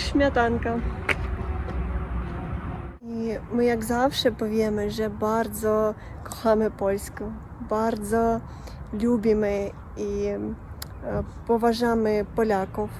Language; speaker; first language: Polish; non-native, learner; Russian